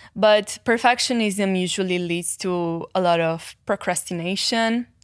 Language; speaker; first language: English; non-native, fluent; Romanian